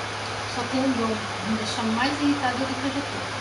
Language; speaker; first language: Portuguese; native; Portuguese